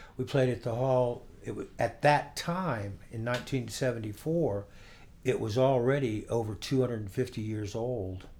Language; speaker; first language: English; native; English